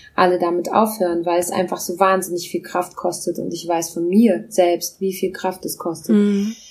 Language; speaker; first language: German; non-native, local second language; Russian